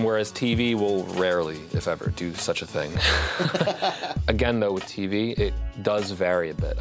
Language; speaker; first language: English; native; English